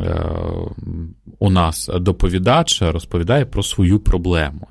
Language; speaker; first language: Ukrainian; native; Ukrainian